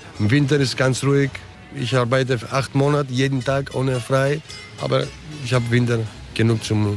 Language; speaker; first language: German; early bilingual, other home language; Greek